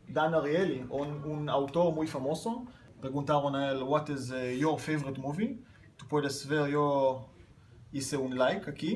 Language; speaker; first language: Spanish; non-native, learner; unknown